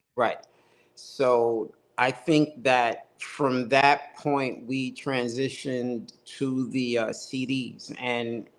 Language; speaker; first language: English; native; English